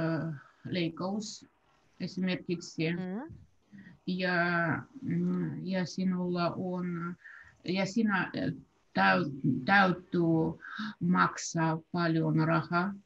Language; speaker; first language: Finnish; non-native, learner; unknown